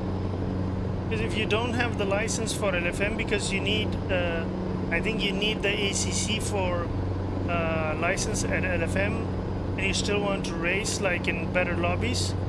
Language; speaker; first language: English; non-native, local second language; Pashto